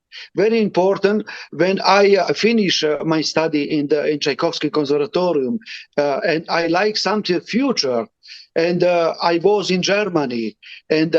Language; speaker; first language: English; non-native, learner; Romany